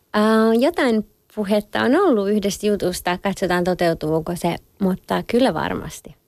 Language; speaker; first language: Finnish; early bilingual, other home language; French